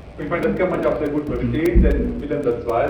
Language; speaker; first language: German; native; German